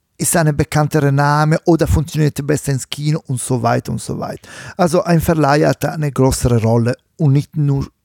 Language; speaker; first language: German; non-native, fluent; Italian